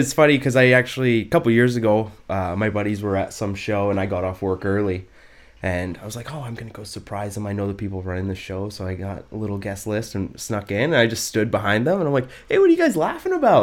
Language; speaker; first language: English; native; English